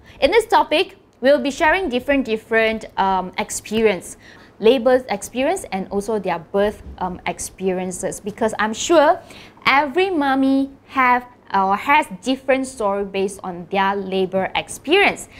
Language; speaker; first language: English; non-native, local second language; Malay